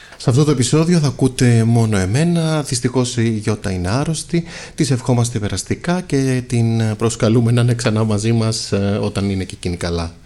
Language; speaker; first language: Greek; native; Greek